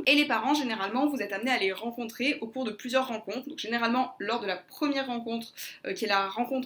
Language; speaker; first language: French; native; French